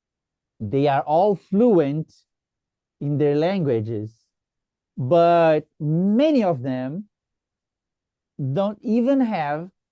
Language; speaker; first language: English; non-native, fluent; Portuguese